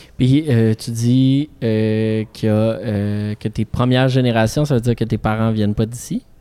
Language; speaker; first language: French; native; French